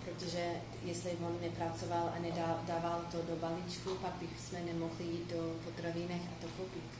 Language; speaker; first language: Czech; non-native, fluent; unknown